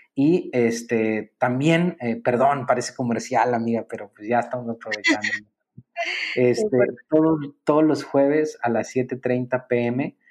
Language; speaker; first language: Spanish; native; Spanish